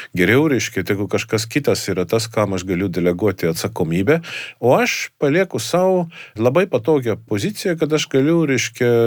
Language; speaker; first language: Lithuanian; non-native, fluent; Estonian